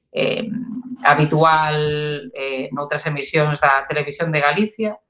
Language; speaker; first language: Galician; native; Galician